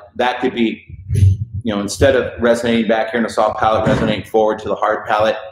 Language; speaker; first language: English; native; English